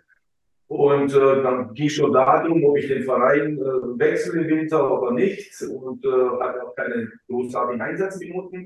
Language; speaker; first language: German; early bilingual, other home language; Croatian